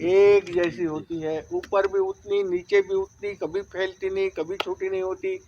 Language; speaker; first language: Hindi; non-native, local second language; Marathi